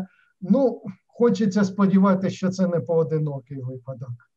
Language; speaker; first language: Ukrainian; native; Ukrainian